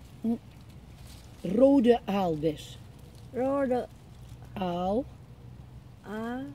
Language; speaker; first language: Dutch; native; Dutch